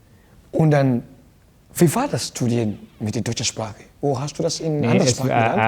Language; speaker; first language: German; non-native, learner; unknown